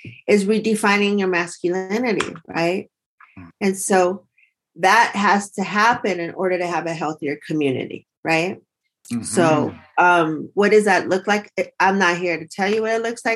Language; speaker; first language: English; early bilingual, other home language; Spanish